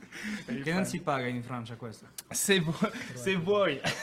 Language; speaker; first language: Italian; non-native, fluent; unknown